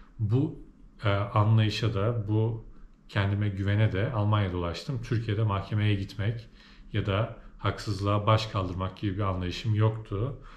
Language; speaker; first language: Turkish; native; Turkish